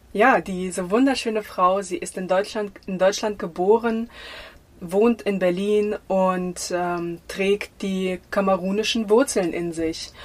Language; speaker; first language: German; early bilingual, other home language; Russian